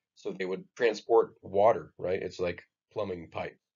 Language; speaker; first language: English; native; English